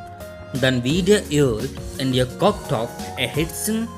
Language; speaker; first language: German; non-native, fluent; Hindi